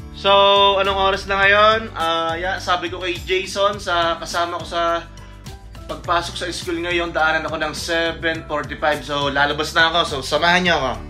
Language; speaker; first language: Filipino; native; Filipino